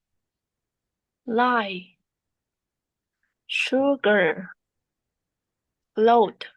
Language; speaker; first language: English; non-native, learner; Vietnamese